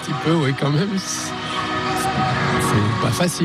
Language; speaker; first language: French; native; French